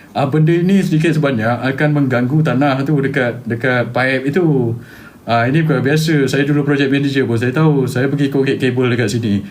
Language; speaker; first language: Malay; native; Malay